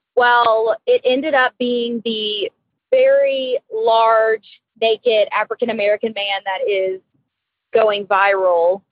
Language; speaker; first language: English; native; English